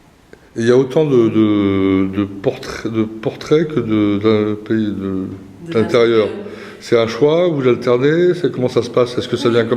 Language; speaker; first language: French; native; French